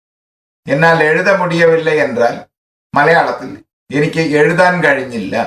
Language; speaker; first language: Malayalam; non-native, fluent; Tamil